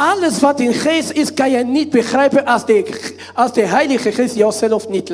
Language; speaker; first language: Dutch; non-native, fluent; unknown